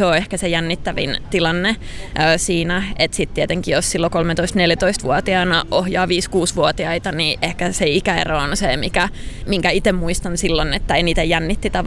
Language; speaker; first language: Finnish; native; Finnish